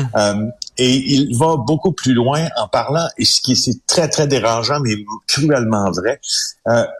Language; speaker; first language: French; native; French